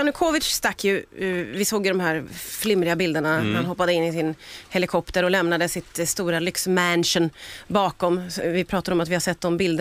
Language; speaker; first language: Swedish; native; Swedish